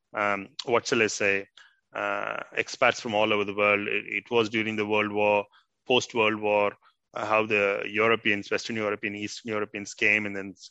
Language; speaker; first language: English; non-native, local second language; Tamil